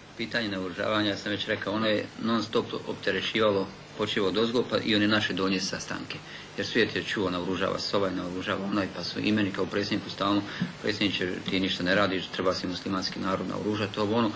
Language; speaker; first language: Bosnian; native; Bosnian